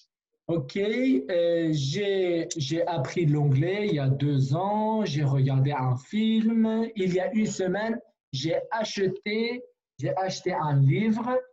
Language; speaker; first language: French; non-native, fluent; Kurdish